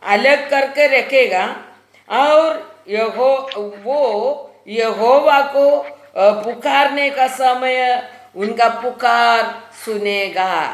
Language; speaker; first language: Hindi; non-native, local second language; Malayalam